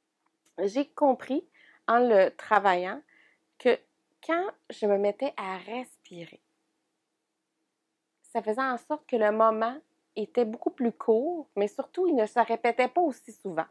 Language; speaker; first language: French; native; French